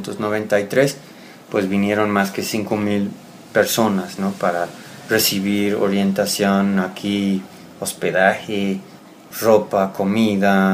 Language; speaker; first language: Spanish; non-native, fluent; English